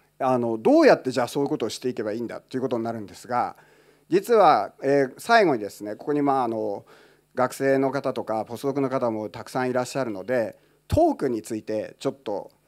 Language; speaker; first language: Japanese; native; Japanese